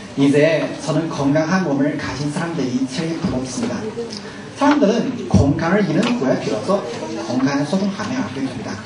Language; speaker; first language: Korean; non-native, learner; Chinese